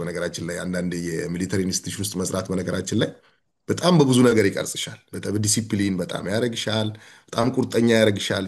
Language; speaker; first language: Amharic; non-native, local second language; Oromo